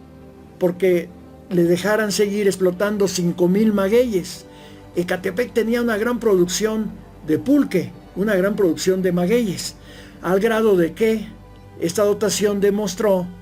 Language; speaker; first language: Spanish; native; Spanish